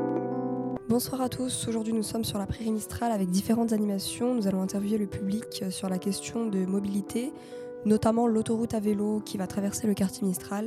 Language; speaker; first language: French; native; French